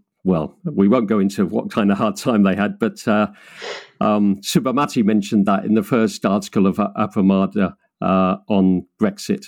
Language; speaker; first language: English; native; English